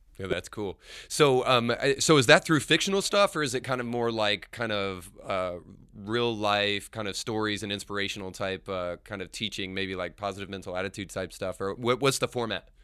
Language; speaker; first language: English; native; English